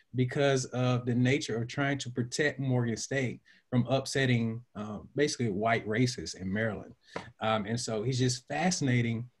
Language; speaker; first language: English; native; English